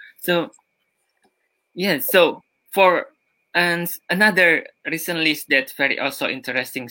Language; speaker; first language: English; non-native, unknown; Indonesian